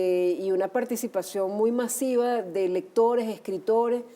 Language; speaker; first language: Spanish; native; Spanish